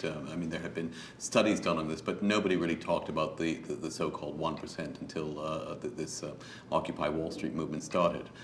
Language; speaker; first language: English; native; English